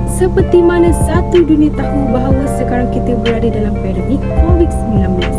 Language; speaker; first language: Malay; native; Malay